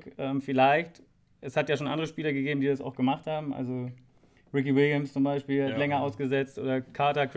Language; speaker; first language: German; native; German